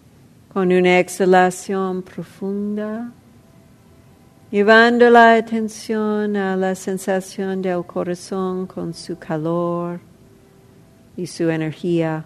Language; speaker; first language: Spanish; non-native, fluent; English